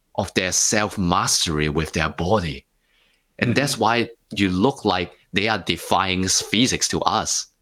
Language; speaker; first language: English; non-native, local second language; Cantonese